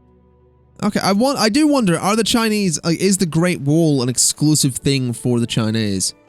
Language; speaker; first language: English; native; English